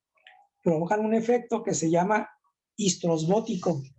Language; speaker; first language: Spanish; native; Spanish